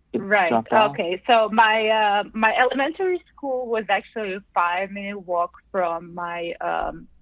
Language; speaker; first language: English; non-native, fluent; Croatian